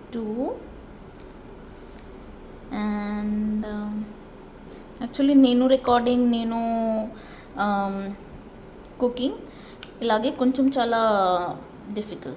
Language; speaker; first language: Telugu; non-native, learner; Marathi